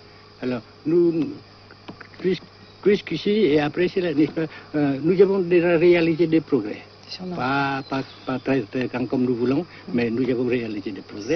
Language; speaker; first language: French; non-native, local second language; Vietnamese